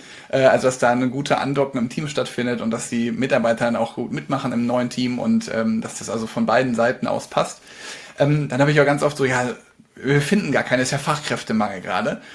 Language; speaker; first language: German; native; German